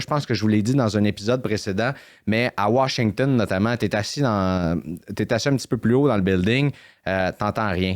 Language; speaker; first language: French; native; French